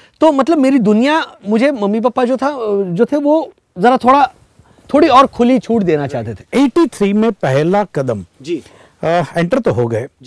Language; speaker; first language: Hindi; non-native, local second language; Marathi